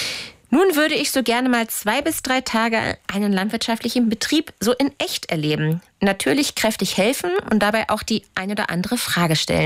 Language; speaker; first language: German; native; German